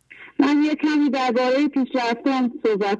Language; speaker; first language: Persian; non-native, local second language; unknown